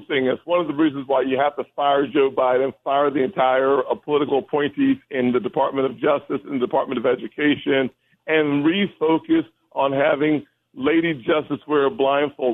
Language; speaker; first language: English; native; English